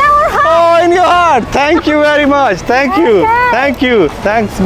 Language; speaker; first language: English; non-native, local second language; Urdu